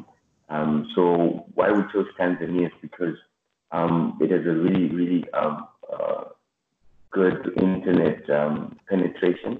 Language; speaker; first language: English; non-native, local second language; Shona